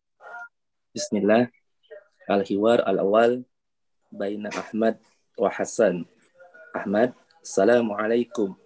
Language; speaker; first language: Arabic; non-native, learner; Indonesian